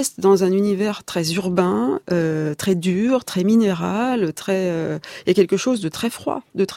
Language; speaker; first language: French; native; French